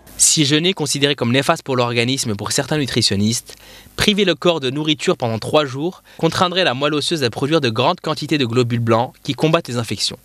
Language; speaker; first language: French; non-native, local second language; Arabic